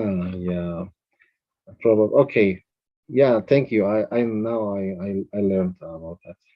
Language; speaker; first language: English; non-native, fluent; Spanish